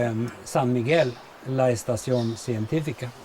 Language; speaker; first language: Spanish; non-native, fluent; Swedish